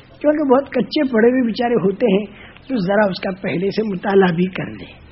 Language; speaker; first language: Urdu; non-native, local second language; Gujarati